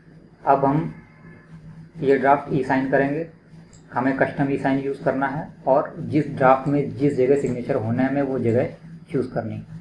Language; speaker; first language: Hindi; native; Hindi